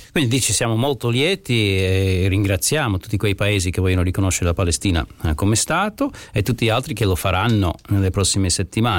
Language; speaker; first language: Italian; non-native, fluent; English